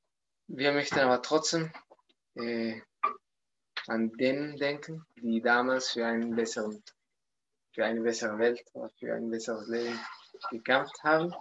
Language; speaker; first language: German; non-native, fluent; Spanish